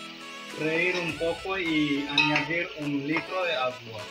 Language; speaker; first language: Spanish; non-native, learner; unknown